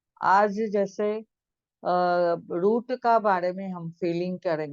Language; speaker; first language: Hindi; native; Hindi